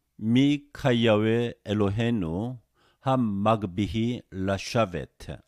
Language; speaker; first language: Hebrew; non-native, fluent; Korean